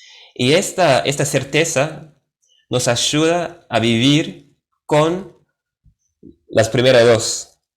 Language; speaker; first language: Spanish; non-native, fluent; English